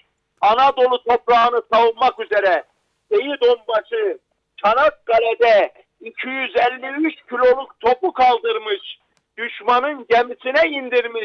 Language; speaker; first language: Turkish; native; Turkish